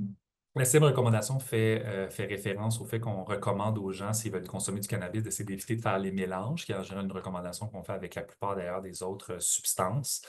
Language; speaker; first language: French; native; French